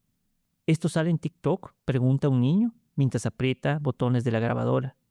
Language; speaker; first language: Spanish; native; Spanish